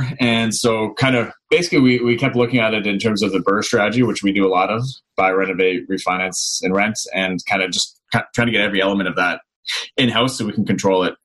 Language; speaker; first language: English; native; English